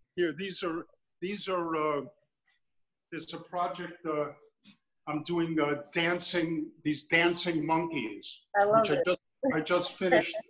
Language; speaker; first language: English; native; English